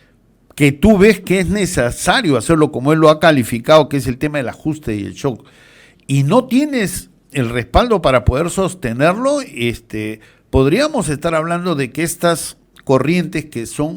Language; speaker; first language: Spanish; native; Spanish